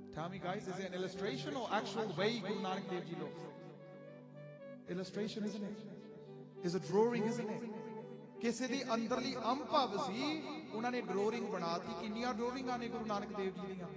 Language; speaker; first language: Punjabi; early bilingual, heritage; Punjabi